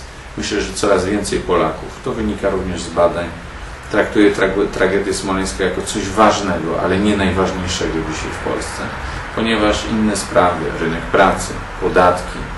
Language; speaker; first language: Polish; native; Polish